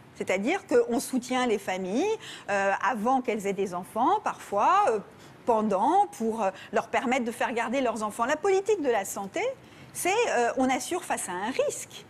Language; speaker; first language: French; native; French